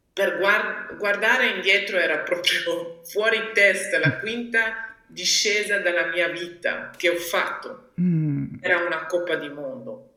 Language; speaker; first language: Italian; non-native, local second language; German